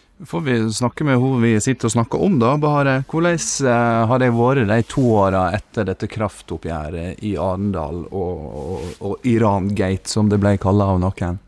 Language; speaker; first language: Norwegian; native; Norwegian